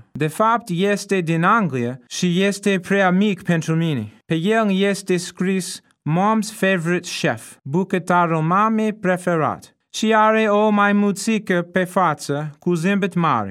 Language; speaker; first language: Romanian; non-native, fluent; English